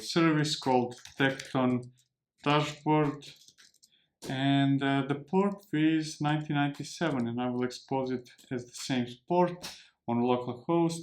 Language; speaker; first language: English; non-native, fluent; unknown